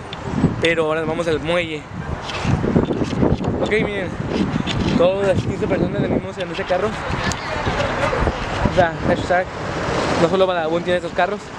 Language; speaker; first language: Spanish; native; Spanish